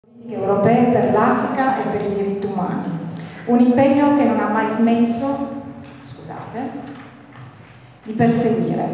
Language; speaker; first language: Italian; native; Italian